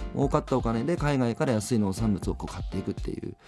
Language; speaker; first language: Japanese; native; Japanese